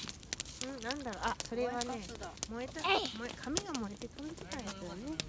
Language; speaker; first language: Japanese; native; Japanese